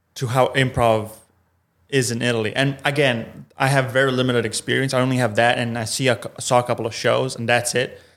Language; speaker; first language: English; non-native, fluent; Italian